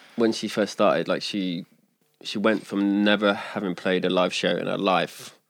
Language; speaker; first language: English; native; English